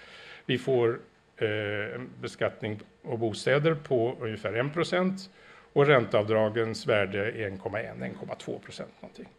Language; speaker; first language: Swedish; native; Swedish